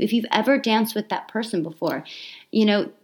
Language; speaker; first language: English; native; English